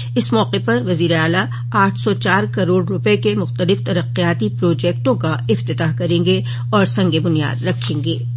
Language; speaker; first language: Urdu; native; Urdu